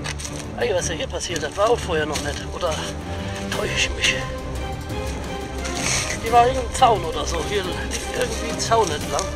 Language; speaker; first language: German; native; German